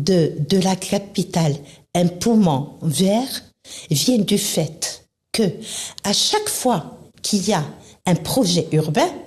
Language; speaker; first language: French; non-native, local second language; Arabic